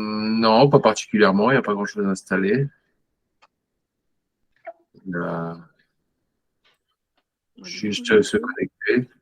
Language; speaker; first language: French; native; French